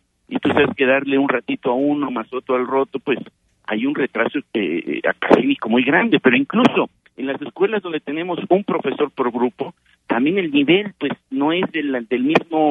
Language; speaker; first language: Spanish; native; Spanish